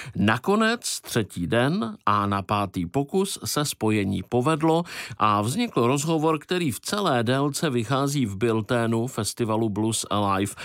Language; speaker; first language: Czech; native; Czech